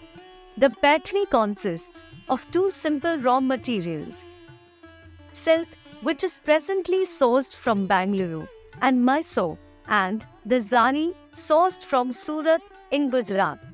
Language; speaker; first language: English; non-native, local second language; Marathi